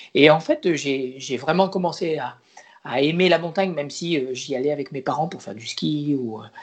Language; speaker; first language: French; native; French